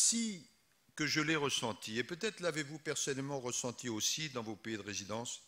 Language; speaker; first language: French; native; French